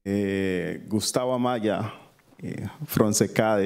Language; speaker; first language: English; non-native, learner; Spanish